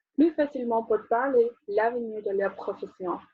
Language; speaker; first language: French; non-native, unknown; English